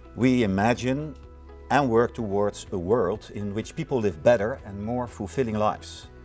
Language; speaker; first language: English; non-native, fluent; Dutch